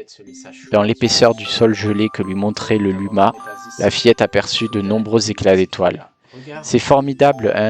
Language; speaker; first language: French; native; French